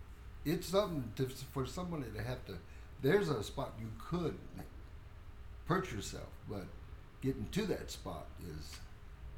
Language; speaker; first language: English; native; English